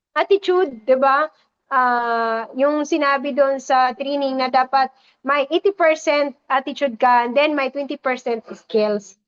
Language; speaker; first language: Filipino; non-native, local second language; Cebuano